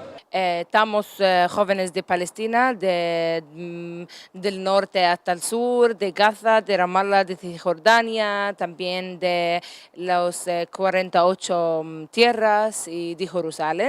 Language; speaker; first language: Spanish; non-native, learner; Arabic